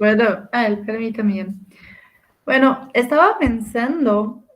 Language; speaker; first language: Spanish; non-native, fluent; Portuguese